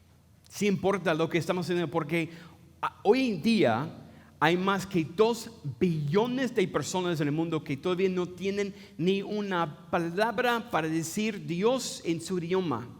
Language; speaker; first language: Spanish; non-native, fluent; English